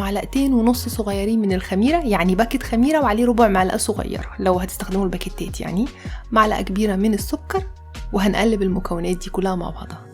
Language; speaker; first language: Arabic; native; Arabic